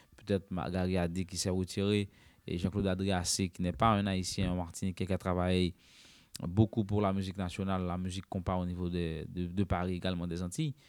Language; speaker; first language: French; non-native, local second language; Haitian Creole